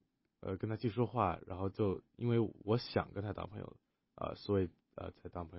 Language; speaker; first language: Chinese; early bilingual, heritage; Chinese